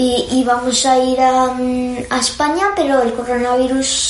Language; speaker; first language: Spanish; early bilingual, heritage; Spanish